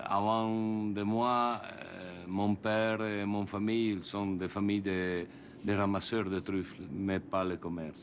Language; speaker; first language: French; non-native, learner; Italian